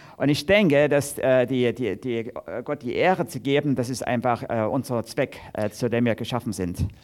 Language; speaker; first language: German; native; German